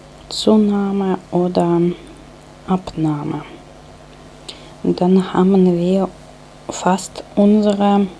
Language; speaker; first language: German; non-native, fluent; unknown